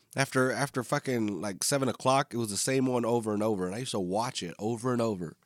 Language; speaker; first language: English; native; English